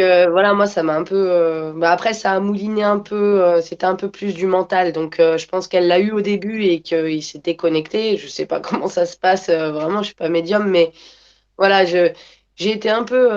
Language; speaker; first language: French; native; French